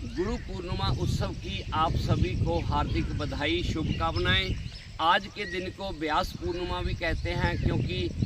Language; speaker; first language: Hindi; non-native, local second language; Punjabi